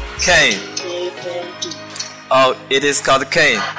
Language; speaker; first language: English; non-native, fluent; Chinese